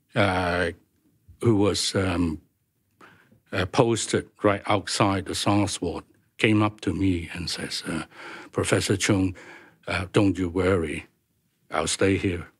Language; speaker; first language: English; non-native, local second language; Cantonese